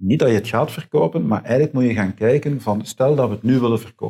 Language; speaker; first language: Dutch; native; Dutch